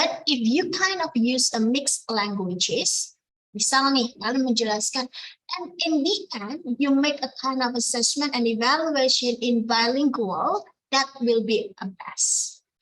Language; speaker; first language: English; non-native, fluent; Indonesian